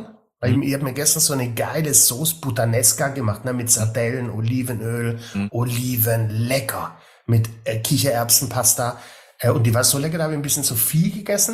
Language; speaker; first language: German; native; German